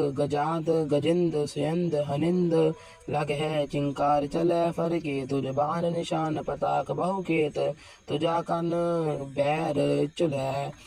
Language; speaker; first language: Hindi; non-native, local second language; Punjabi